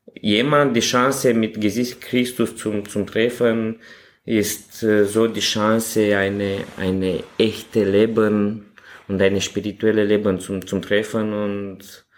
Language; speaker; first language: German; non-native, learner; Romanian